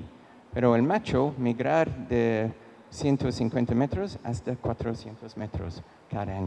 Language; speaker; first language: Spanish; non-native, fluent; English